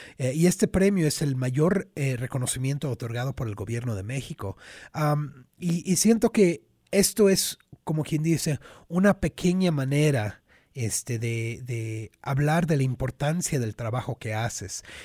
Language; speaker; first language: Spanish; native; Spanish